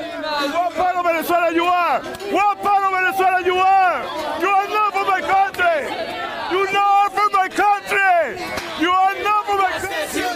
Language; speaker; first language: English; non-native, learner; Spanish